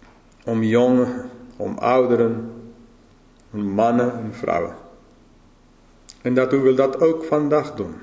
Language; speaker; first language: Dutch; non-native, fluent; English